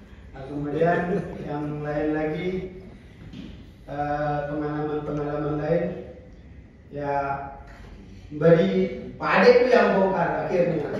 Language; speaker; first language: Indonesian; native; Indonesian